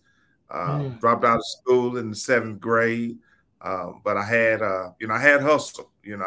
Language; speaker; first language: English; native; English